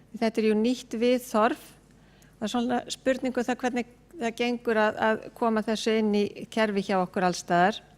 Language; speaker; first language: Icelandic; native; Icelandic